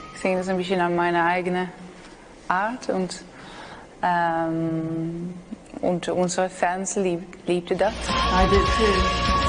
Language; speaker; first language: German; non-native, learner; Dutch